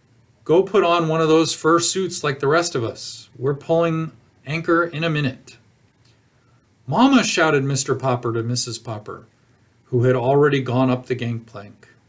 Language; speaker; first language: English; native; English